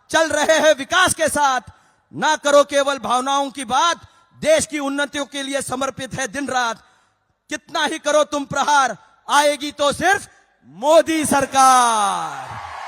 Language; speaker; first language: Hindi; non-native, local second language; Marathi